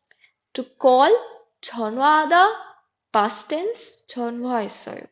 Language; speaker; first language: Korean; non-native, fluent; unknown